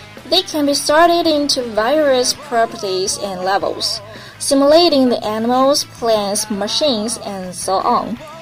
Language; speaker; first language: English; non-native, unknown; Chinese